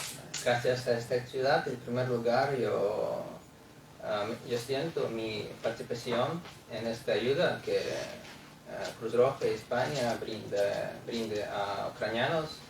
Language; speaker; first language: Spanish; non-native, fluent; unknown